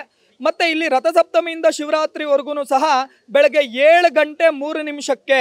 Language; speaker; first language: Kannada; native; Kannada